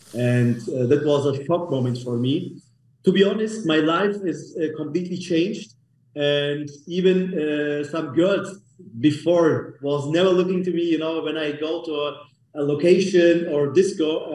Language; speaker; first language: English; non-native, learner; German